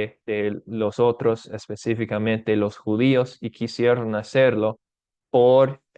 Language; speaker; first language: Spanish; non-native, fluent; English